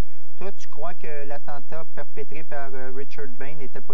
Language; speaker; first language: French; native; French